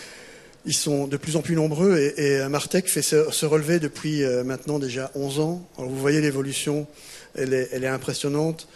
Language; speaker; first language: French; native; French